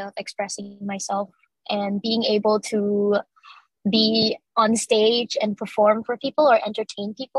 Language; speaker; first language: English; non-native, local second language; Chinese